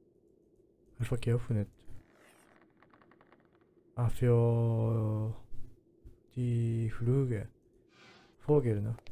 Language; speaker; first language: German; non-native, learner; Japanese